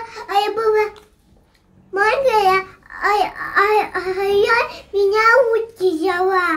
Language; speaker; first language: Russian; early bilingual, heritage; Russian